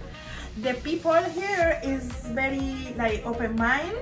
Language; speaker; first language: English; non-native, learner; Spanish